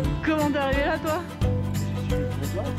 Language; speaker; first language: French; native; French